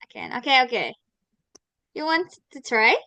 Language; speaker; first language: English; non-native, learner; Indonesian